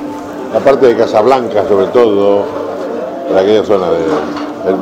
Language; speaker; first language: Spanish; native; Spanish